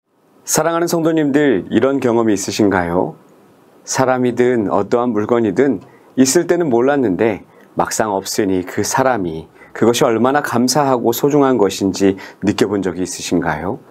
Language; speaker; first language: Korean; native; Korean